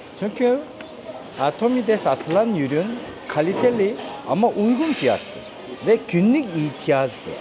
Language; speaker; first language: Turkish; non-native, fluent; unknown